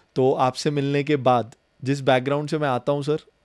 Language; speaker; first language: Hindi; native; Hindi